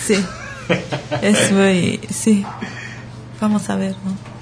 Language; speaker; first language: Spanish; non-native, learner; Japanese